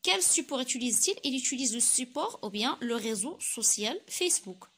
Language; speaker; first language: French; non-native, local second language; Arabic